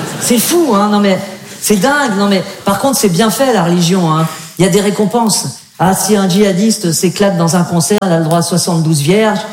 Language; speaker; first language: French; native; French